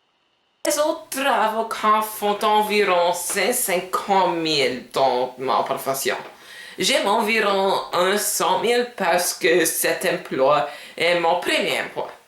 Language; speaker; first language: French; non-native, learner; English